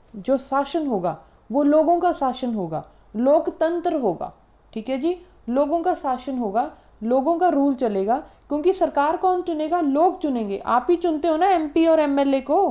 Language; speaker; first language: Hindi; non-native, local second language; Punjabi